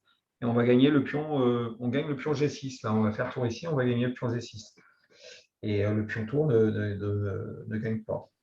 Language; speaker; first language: French; native; French